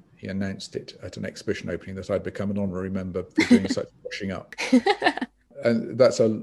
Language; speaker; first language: English; native; English